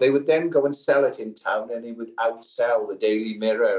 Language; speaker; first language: English; native; English